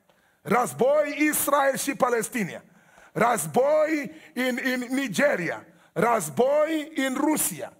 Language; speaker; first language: Romanian; non-native, learner; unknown